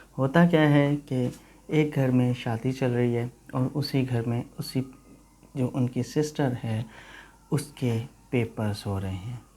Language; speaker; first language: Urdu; non-native, local second language; Punjabi